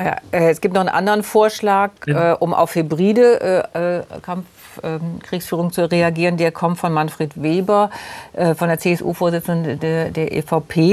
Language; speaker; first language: German; native; German